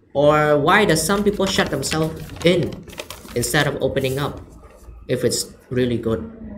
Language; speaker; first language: English; non-native, fluent; Khmer